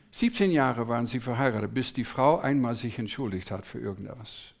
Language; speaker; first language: German; non-native, fluent; English